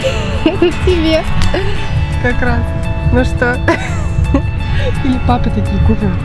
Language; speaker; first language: Russian; native; Russian